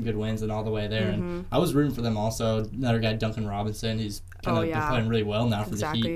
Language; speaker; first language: English; native; English